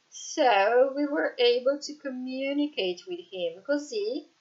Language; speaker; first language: Italian; native; Italian